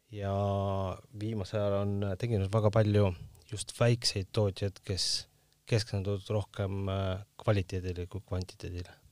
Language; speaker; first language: Estonian; non-native, local second language; Russian